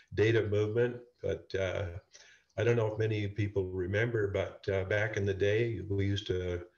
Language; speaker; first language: English; native; English